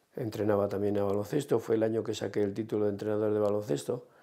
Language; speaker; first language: Spanish; native; Spanish